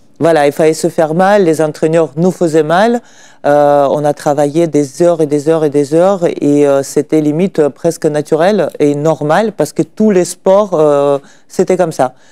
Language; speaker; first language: French; non-native, fluent; Russian